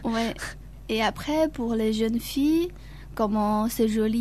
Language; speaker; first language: French; non-native, learner; Chinese